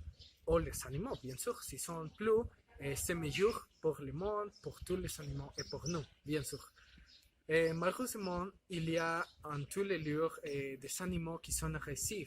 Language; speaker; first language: French; non-native, learner; Spanish